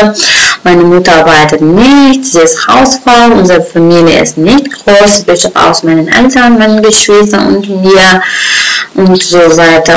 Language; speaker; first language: German; non-native, fluent; Uzbek